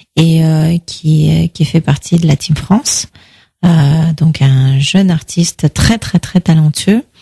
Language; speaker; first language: French; non-native, fluent; Russian